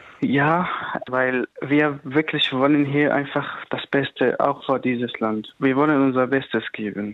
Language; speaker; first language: German; non-native, fluent; Arabic